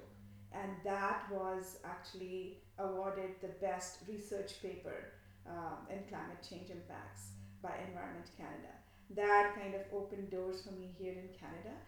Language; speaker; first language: English; non-native, local second language; Bangla